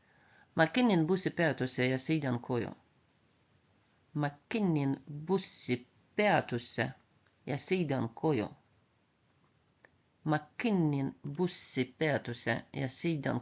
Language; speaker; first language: Estonian; non-native, local second language; Russian